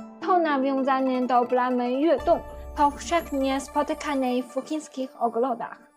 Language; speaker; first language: Polish; non-native, fluent; Chinese